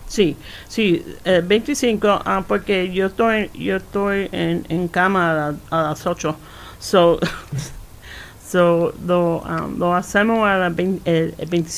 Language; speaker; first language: Spanish; early bilingual, heritage; Spanish